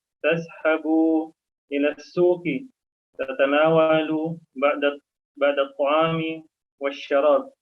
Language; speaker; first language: Arabic; non-native, learner; Indonesian